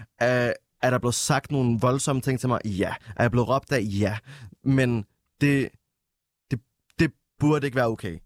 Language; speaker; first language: Danish; early bilingual, other home language; Arabic